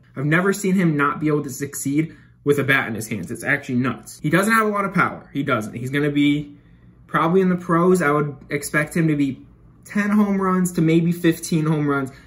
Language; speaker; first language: English; native; English